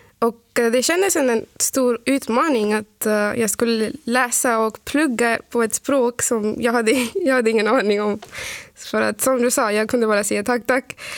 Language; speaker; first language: Swedish; non-native, fluent; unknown